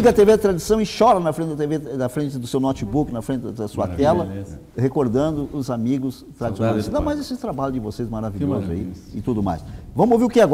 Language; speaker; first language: Portuguese; native; Portuguese